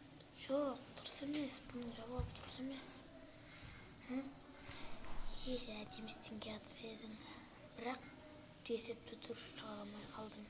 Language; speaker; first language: Kazakh; native; Kazakh